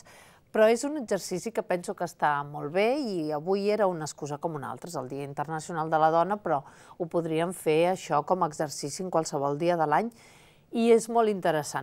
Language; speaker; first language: Catalan; native; Catalan